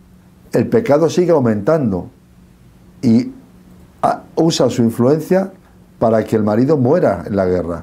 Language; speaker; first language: Spanish; native; Spanish